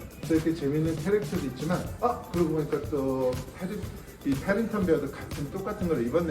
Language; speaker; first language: Korean; native; Korean